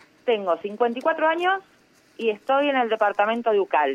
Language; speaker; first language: Spanish; native; Spanish